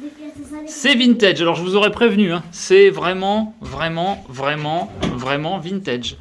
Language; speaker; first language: French; native; French